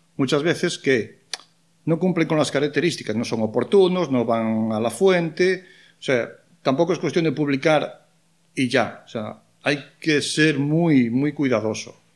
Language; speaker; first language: Spanish; non-native, local second language; Galician